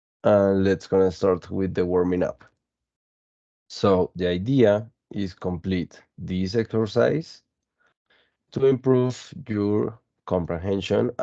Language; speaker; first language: English; non-native, fluent; Spanish